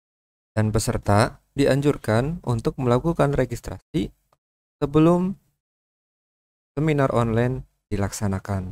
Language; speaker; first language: Indonesian; native; Indonesian